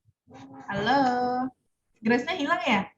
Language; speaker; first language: Indonesian; native; Indonesian